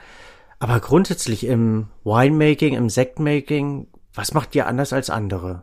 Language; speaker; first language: German; native; German